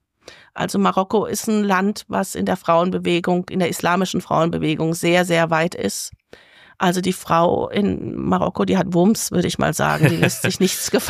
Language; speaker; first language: German; native; German